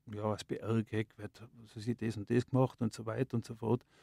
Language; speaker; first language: German; native; German